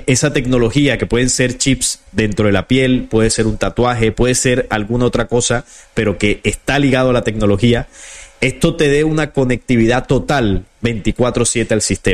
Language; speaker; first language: Spanish; native; Spanish